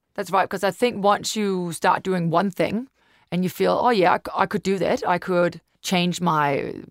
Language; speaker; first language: English; non-native, fluent; Danish